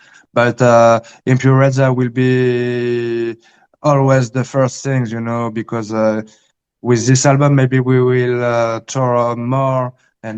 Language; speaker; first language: English; early bilingual, heritage; Spanish